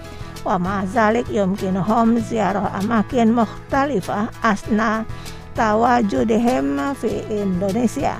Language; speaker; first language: Arabic; non-native, fluent; Indonesian